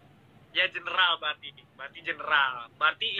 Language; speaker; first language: Indonesian; native; Indonesian